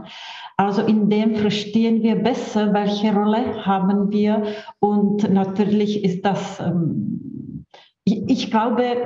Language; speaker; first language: German; non-native, fluent; Czech